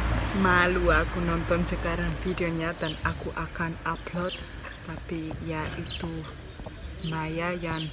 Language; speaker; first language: Indonesian; non-native, fluent; Spanish